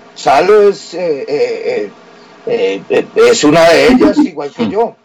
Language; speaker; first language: Spanish; native; Spanish